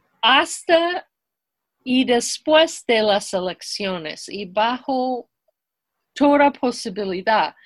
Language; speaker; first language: Spanish; non-native, fluent; English